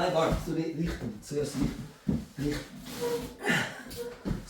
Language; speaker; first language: German; native; German